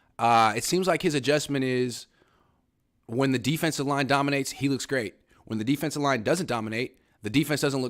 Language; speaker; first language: English; native; English